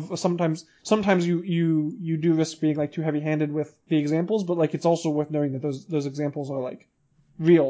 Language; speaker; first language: English; native; English